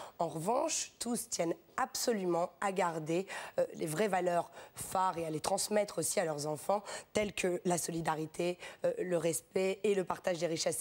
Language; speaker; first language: French; native; French